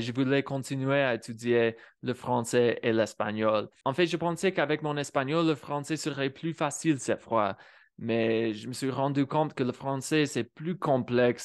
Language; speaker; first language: French; non-native, fluent; English